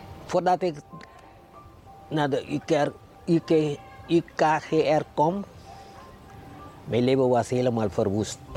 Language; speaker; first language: Dutch; non-native, local second language; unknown